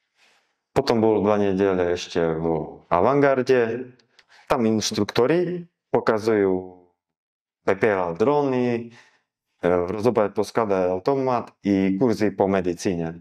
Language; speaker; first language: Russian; non-native, learner; Slovak